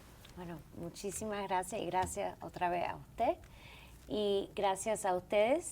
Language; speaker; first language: Spanish; early bilingual, heritage; English